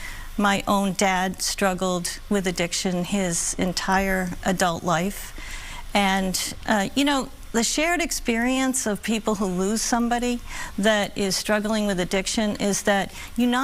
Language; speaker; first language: English; native; English